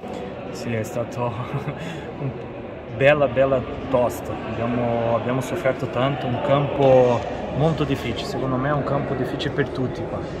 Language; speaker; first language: Italian; non-native, fluent; Portuguese